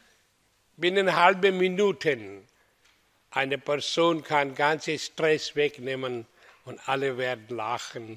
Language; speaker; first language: German; non-native, fluent; Hindi